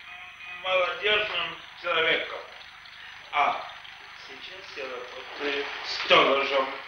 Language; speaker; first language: Russian; non-native, local second language; Estonian